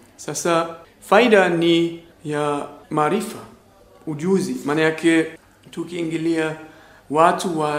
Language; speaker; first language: Swahili; non-native, fluent; German